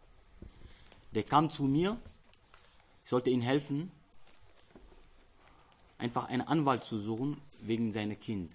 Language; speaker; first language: German; non-native, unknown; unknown